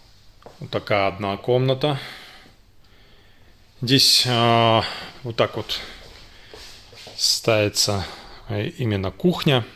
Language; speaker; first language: Russian; native; Russian